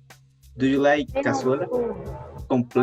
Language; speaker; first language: English; non-native, learner; Spanish